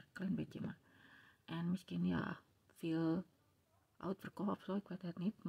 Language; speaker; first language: Dutch; non-native, learner; Indonesian